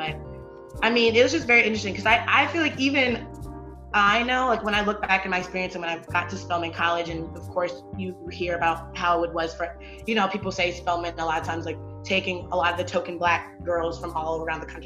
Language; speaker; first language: English; native; English